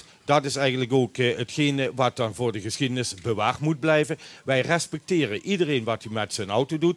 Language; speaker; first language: Dutch; native; Dutch